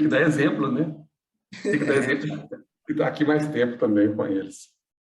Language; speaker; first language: Portuguese; native; Portuguese